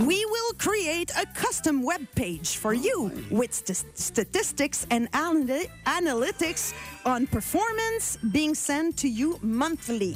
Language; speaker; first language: English; non-native, learner; French